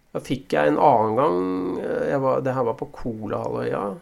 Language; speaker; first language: Norwegian; native; Norwegian